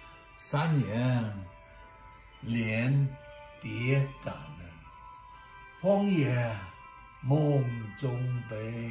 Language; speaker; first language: Chinese; non-native, local second language; Cantonese